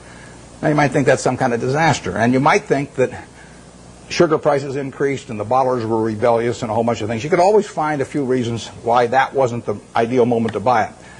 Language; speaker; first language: English; native; English